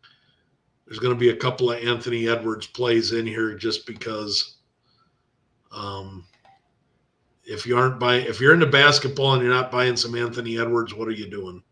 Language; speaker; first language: English; native; English